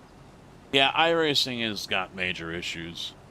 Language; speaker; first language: English; native; English